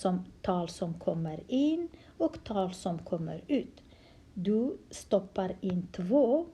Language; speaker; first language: Swedish; non-native, fluent; Central Kurdish